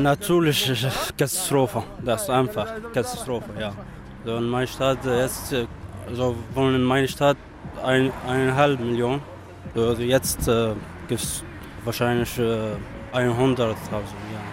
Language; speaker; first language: German; non-native, learner; Arabic